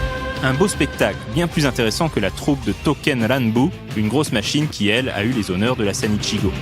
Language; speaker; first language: French; native; French